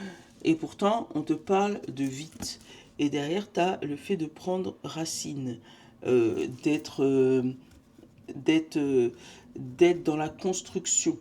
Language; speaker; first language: French; native; French